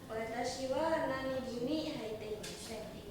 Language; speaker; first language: Japanese; non-native, learner; Indonesian